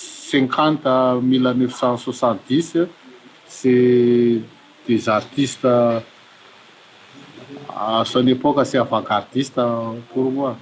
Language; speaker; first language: French; non-native, local second language; Malagasy